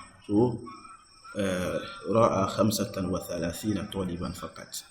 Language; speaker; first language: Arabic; non-native, fluent; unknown